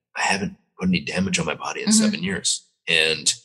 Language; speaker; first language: English; native; English